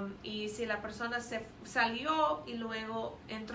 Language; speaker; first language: Spanish; non-native, fluent; English